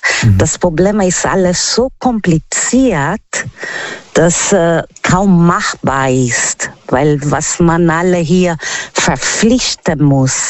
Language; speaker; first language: German; non-native, learner; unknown